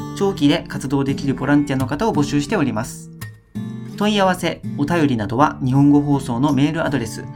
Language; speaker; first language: Japanese; non-native, fluent; Chinese